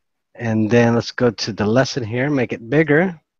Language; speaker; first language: English; non-native, fluent; Filipino